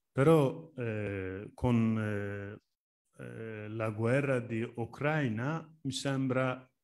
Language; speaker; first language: Italian; non-native, learner; Turkish